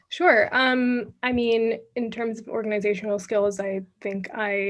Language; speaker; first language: English; native; English